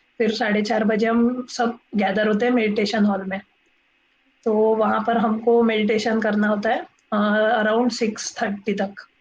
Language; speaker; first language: Hindi; non-native, local second language; Marathi